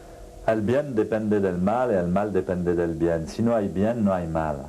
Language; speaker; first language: Spanish; non-native, fluent; French